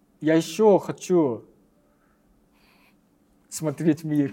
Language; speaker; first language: Russian; non-native, learner; Japanese